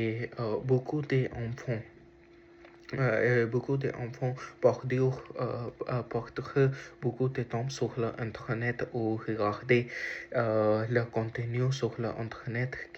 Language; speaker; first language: French; non-native, learner; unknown